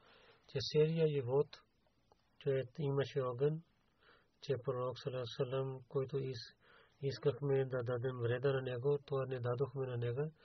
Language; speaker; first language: Bulgarian; non-native, learner; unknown